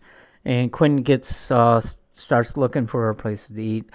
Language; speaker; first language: English; native; English